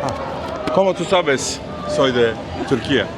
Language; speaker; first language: Spanish; non-native, learner; Turkish